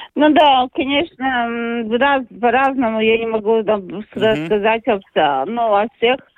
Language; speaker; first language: Russian; non-native, local second language; Latvian